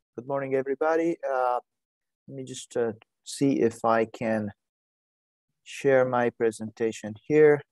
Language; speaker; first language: English; non-native, fluent; Italian